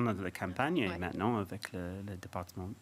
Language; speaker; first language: French; non-native, fluent; English